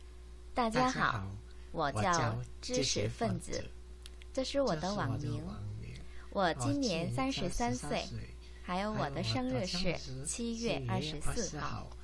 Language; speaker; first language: Chinese; non-native, learner; Korean